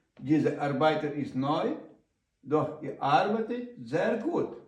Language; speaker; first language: German; non-native, learner; Ukrainian